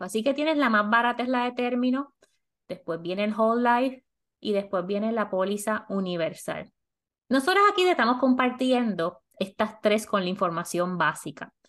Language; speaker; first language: Spanish; native; Spanish